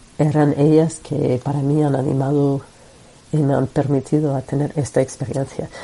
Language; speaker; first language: Spanish; non-native, fluent; French